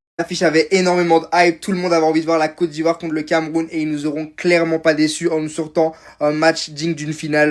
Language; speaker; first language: French; native; French